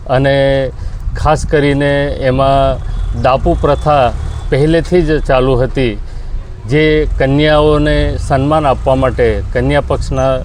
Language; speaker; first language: Gujarati; non-native, local second language; Bhili